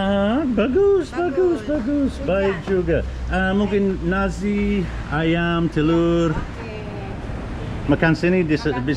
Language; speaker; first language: Indonesian; non-native, learner; English